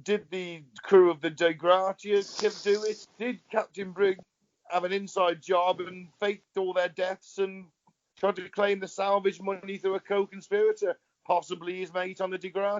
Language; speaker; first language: English; native; English